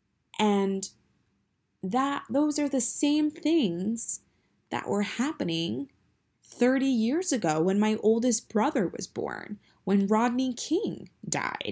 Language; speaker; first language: English; native; English